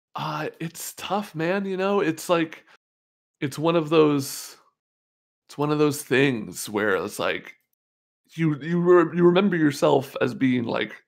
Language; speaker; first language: English; native; English